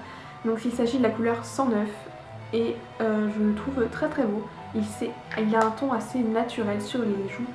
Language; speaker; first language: French; native; French